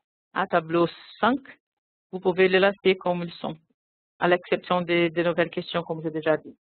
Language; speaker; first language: French; non-native, fluent; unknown